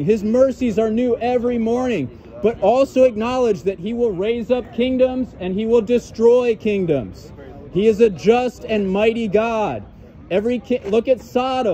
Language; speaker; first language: English; native; English